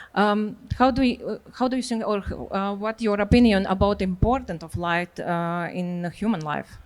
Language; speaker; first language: English; non-native, learner; Latvian